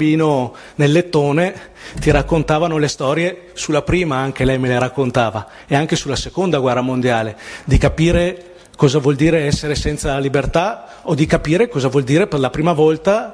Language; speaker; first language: Italian; native; Italian